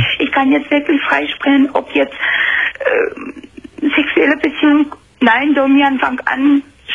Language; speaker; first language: German; non-native, fluent; Romanian